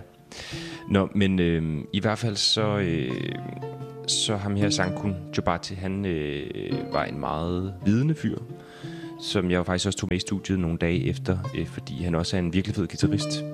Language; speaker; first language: Danish; native; Danish